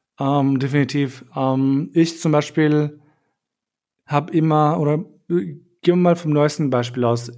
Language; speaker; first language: German; early bilingual, other home language; Albanian